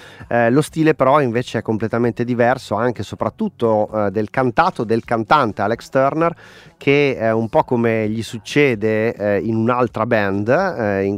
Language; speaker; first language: Italian; native; Italian